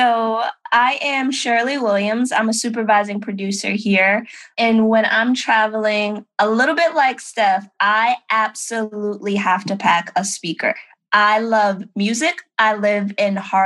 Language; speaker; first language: English; native; English